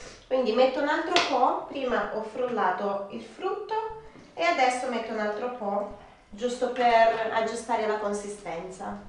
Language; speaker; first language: Italian; non-native, fluent; Portuguese